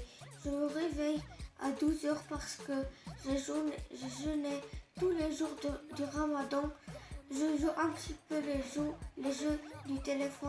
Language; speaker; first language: French; non-native, learner; Arabic